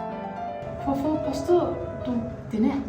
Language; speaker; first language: Danish; non-native, learner; Icelandic